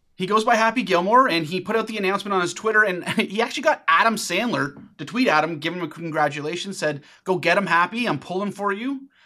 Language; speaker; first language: English; native; English